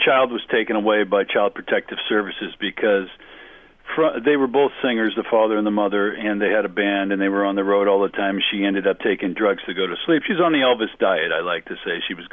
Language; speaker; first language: English; native; English